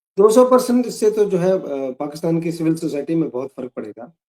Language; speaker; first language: Hindi; native; Hindi